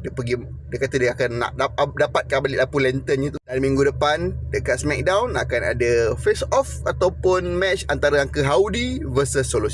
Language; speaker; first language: Malay; native; Malay